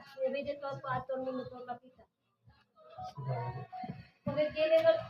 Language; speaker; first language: Spanish; non-native, fluent; Filipino